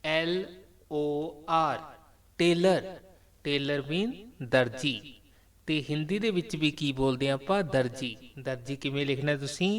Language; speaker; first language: Hindi; non-native, local second language; Punjabi